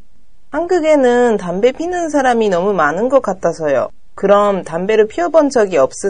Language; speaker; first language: Korean; non-native, learner; Japanese